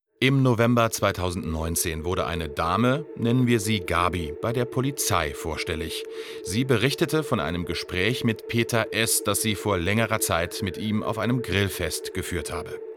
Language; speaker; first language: German; native; German